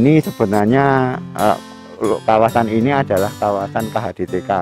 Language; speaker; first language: Indonesian; non-native, local second language; Javanese